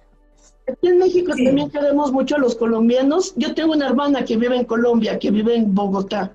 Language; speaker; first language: Spanish; native; Spanish